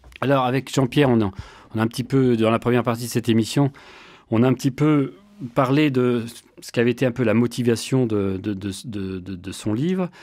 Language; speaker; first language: French; native; French